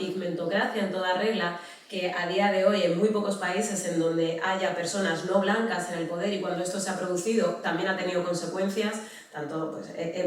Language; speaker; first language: Spanish; native; Spanish